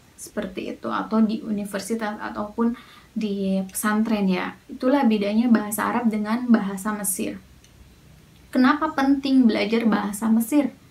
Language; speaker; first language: Indonesian; native; Indonesian